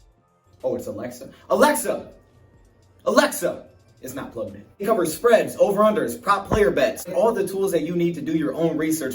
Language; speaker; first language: English; native; English